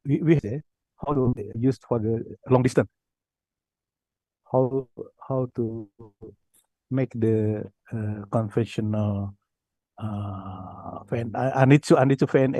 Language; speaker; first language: English; non-native, learner; Indonesian